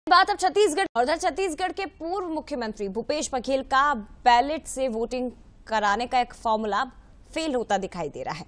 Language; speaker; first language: Hindi; native; Hindi